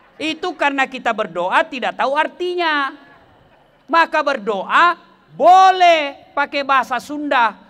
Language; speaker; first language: Indonesian; non-native, local second language; Buginese